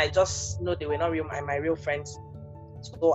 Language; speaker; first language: English; non-native, local second language; Ibibio